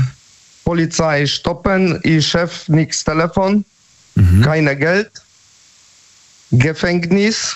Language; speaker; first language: German; non-native, learner; Polish